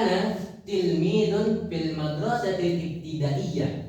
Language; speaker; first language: Arabic; non-native, learner; Indonesian